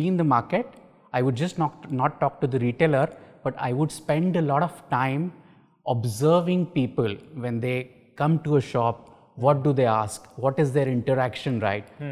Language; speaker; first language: English; non-native, local second language; Marathi